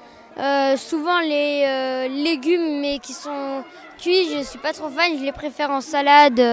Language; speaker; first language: French; native; French